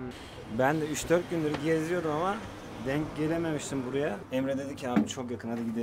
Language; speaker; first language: Turkish; native; Turkish